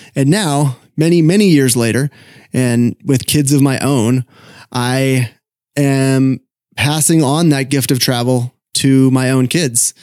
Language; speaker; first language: English; native; English